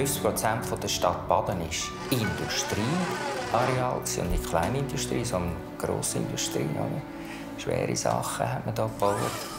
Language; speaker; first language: German; non-native, fluent; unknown